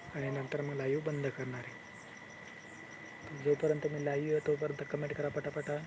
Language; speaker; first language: Hindi; non-native, local second language; Marathi